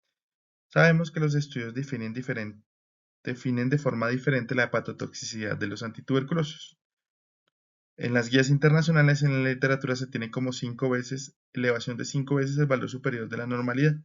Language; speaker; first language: Spanish; native; Spanish